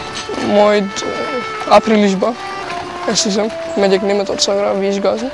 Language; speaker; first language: Hungarian; non-native, learner; German